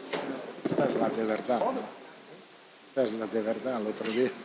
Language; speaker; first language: Spanish; non-native, fluent; Italian